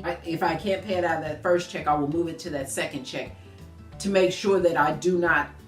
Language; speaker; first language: English; native; English